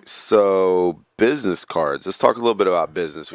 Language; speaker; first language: English; native; English